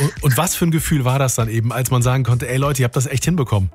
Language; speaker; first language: German; native; German